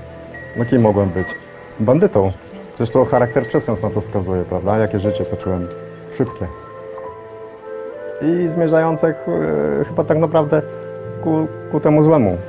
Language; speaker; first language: Polish; native; Polish